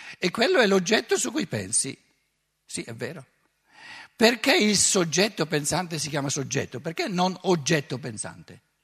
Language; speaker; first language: Italian; native; Italian